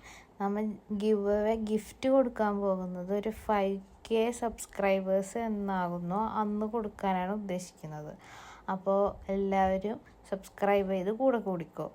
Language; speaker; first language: Malayalam; native; Malayalam